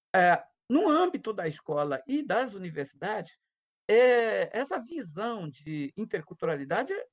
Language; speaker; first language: Portuguese; non-native, local second language; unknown